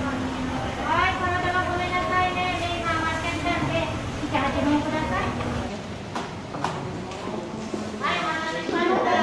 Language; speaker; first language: Japanese; native; Japanese